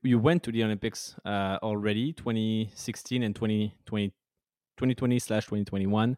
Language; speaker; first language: English; non-native, fluent; French